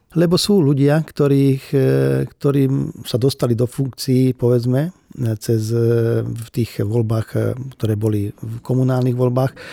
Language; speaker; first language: Slovak; non-native, local second language; Hungarian